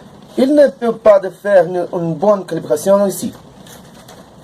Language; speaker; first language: French; non-native, learner; Portuguese